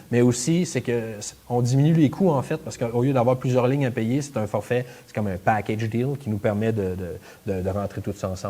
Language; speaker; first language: French; native; French